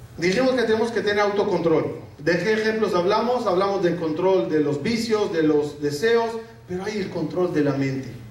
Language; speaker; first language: Spanish; non-native, fluent; Arabic